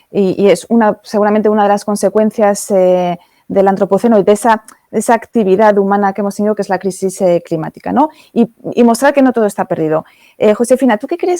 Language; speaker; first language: Spanish; native; Spanish